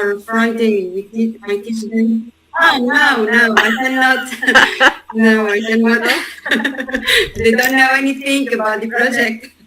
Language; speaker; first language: English; non-native, learner; Arabic